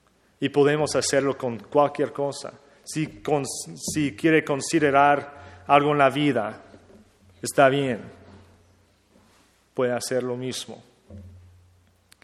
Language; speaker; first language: Spanish; non-native, fluent; English